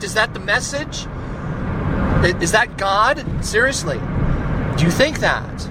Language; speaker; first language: English; native; English